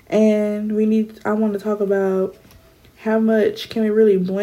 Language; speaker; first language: English; native; English